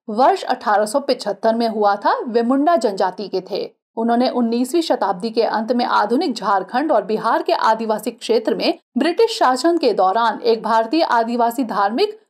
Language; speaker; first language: Hindi; native; Hindi